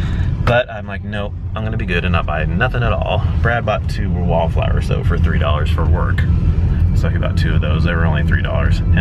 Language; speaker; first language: English; native; English